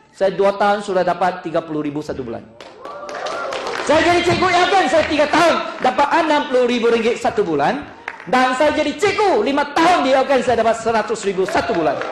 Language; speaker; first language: Malay; non-native, local second language; Chinese